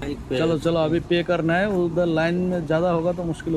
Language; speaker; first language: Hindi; non-native, learner; Bangla